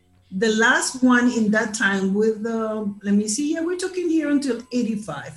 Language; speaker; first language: English; non-native, fluent; Spanish